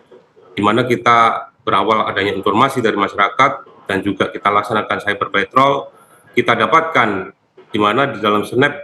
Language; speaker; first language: Indonesian; native; Indonesian